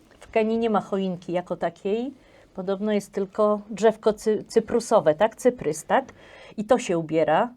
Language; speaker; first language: Polish; native; Polish